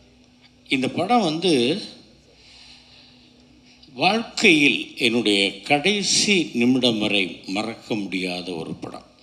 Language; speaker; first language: Tamil; native; Tamil